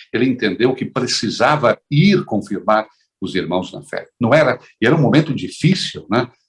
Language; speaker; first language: Portuguese; native; Portuguese